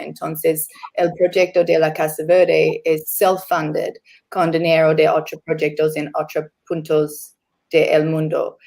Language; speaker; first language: Spanish; non-native, learner; English